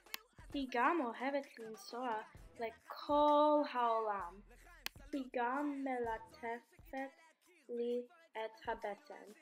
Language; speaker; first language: Hebrew; non-native, learner; English